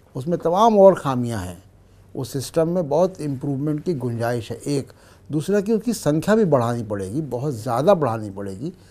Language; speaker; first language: Hindi; native; Hindi